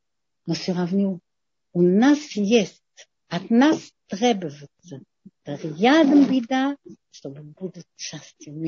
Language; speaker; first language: Russian; non-native, fluent; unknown